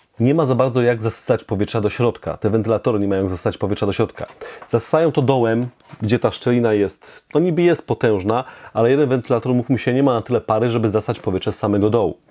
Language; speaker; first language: Polish; native; Polish